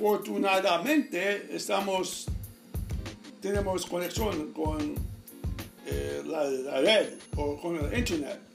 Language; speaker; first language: Spanish; non-native, fluent; English